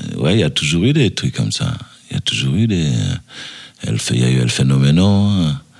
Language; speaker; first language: French; early bilingual, other home language; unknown